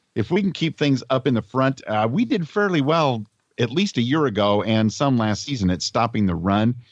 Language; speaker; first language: English; native; English